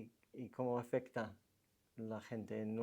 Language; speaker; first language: Spanish; non-native, fluent; English